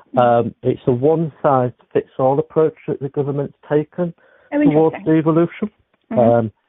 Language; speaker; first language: English; native; English